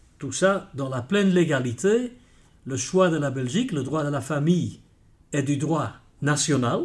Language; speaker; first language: French; non-native, local second language; Dutch